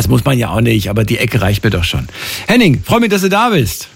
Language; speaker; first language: German; native; German